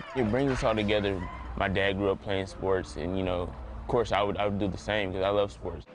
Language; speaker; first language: English; native; English